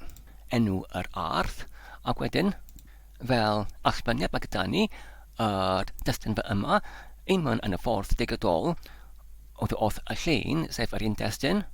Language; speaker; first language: Welsh; non-native, fluent; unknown